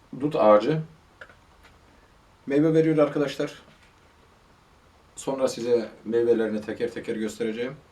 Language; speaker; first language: Turkish; native; Turkish